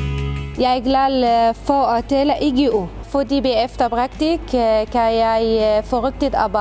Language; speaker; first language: Danish; non-native, learner; Arabic